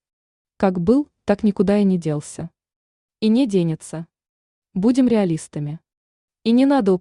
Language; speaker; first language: Russian; native; Russian